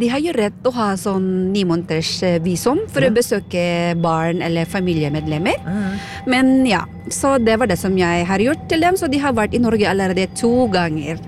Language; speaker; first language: Norwegian; non-native, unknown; Filipino